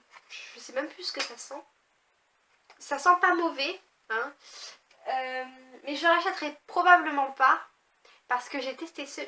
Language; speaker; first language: French; native; French